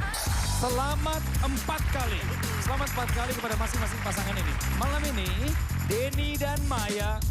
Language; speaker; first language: Indonesian; native; Indonesian